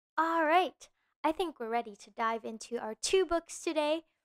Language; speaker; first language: English; native; English